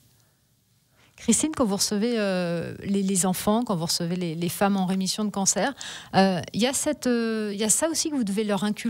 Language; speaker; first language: French; native; French